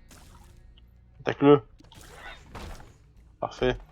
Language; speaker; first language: French; native; French